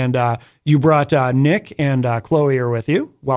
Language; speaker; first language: English; native; English